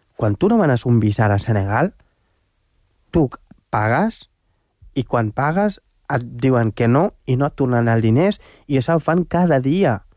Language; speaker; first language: Catalan; non-native, fluent; Wolof